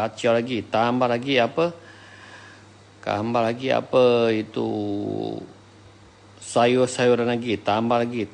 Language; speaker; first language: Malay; non-native, local second language; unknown